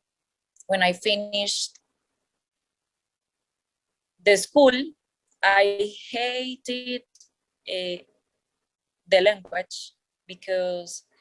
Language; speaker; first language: English; non-native, learner; Spanish